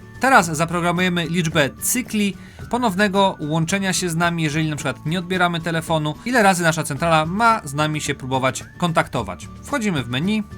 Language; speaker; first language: Polish; native; Polish